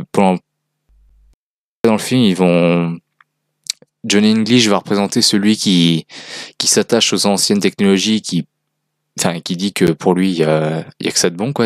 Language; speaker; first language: French; native; French